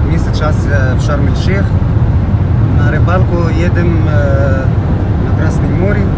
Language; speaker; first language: Russian; non-native, learner; Arabic